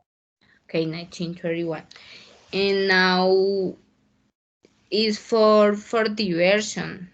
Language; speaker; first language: English; non-native, learner; Spanish